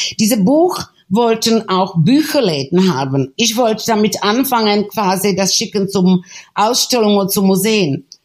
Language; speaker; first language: German; non-native, fluent; Czech